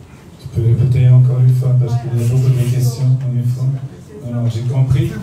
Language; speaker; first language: French; non-native, learner; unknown